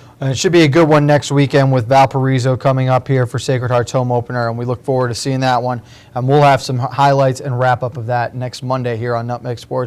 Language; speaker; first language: English; native; English